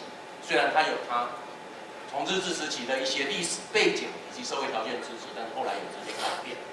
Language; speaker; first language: Chinese; native; Chinese